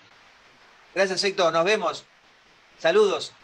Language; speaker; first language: Spanish; native; Spanish